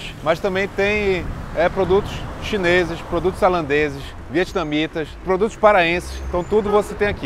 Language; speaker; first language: Portuguese; native; Portuguese